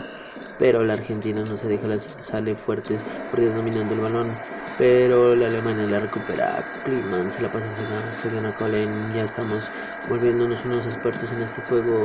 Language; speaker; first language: Spanish; native; Spanish